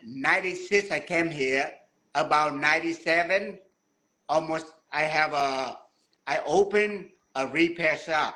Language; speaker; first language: English; non-native, learner; Vietnamese